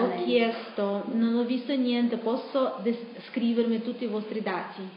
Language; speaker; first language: Italian; non-native, fluent; Russian